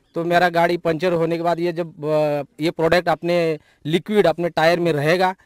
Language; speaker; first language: Hindi; non-native, local second language; Marathi